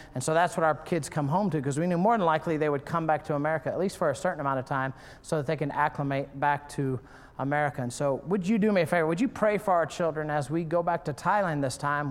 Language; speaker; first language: English; native; English